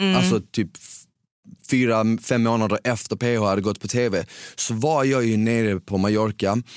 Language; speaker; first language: Swedish; early bilingual, other home language; Bosnian